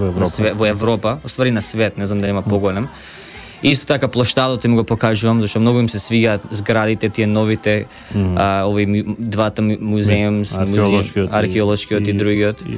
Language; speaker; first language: Macedonian; early bilingual, heritage; Macedonian